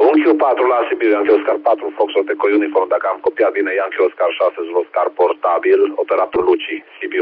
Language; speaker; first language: Romanian; native; Romanian